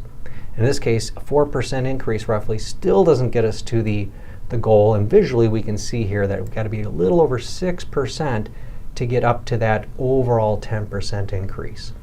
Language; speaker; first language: English; native; English